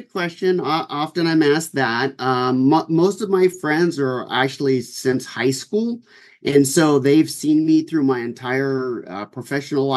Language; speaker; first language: English; native; English